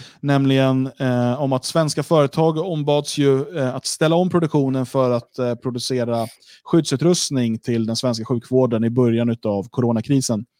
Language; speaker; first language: Swedish; native; Swedish